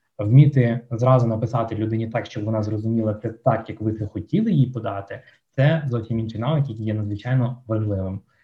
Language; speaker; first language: Ukrainian; non-native, local second language; Russian